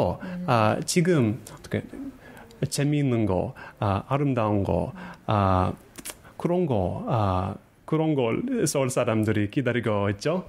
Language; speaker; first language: Korean; non-native, fluent; English